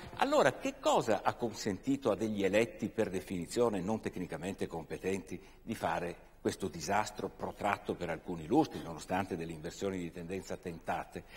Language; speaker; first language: Italian; native; Italian